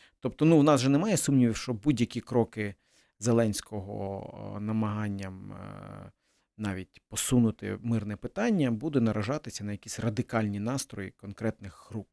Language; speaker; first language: Ukrainian; early bilingual, other home language; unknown